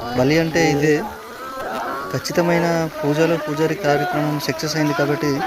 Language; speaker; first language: Telugu; non-native, local second language; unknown